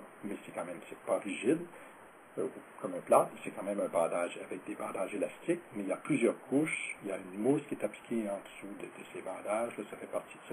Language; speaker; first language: French; native; French